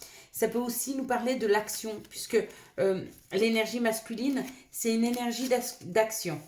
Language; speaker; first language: French; native; French